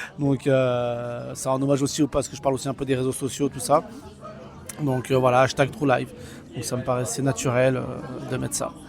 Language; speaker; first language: French; early bilingual, other home language; Kabyle